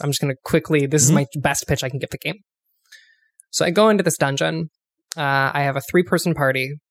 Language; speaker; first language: English; native; English